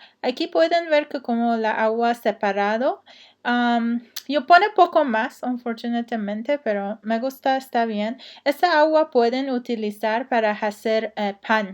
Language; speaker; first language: Spanish; non-native, learner; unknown